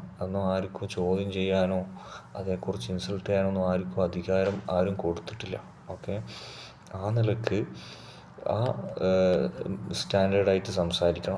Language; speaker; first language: Malayalam; native; Malayalam